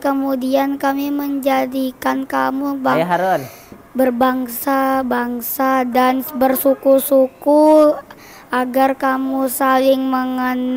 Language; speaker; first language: Indonesian; native; Indonesian